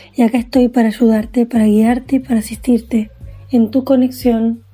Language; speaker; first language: English; non-native, fluent; Spanish